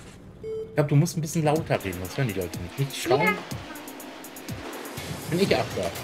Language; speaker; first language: German; native; German